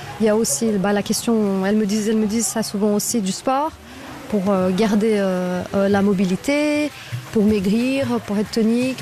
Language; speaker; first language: French; non-native, fluent; Portuguese